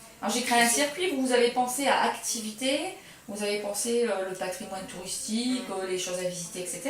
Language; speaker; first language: French; native; French